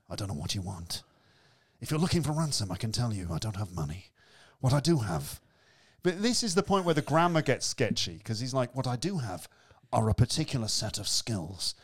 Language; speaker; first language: English; native; English